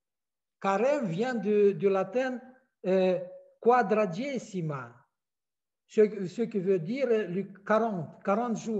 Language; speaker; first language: French; non-native, fluent; Romanian